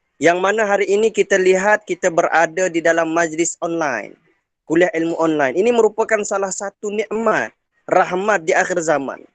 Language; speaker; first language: Malay; non-native, local second language; Iban